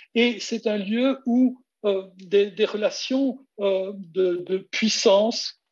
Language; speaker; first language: French; native; French